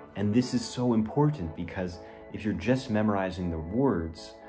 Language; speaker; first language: English; native; English